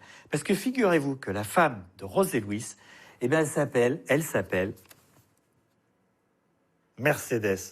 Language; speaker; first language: French; native; French